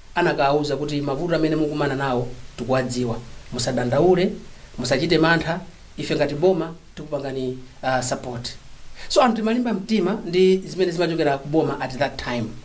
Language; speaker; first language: Nyanja; non-native, local second language; Tumbuka